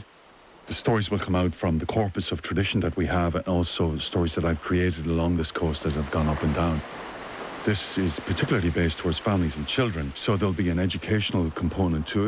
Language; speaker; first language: English; native; English